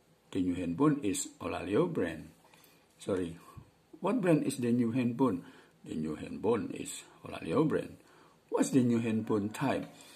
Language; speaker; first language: English; non-native, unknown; Indonesian